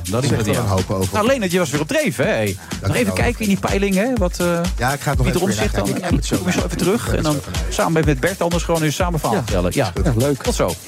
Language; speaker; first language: Dutch; native; Dutch